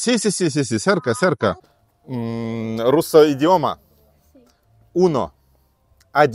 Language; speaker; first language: Spanish; non-native, learner; Russian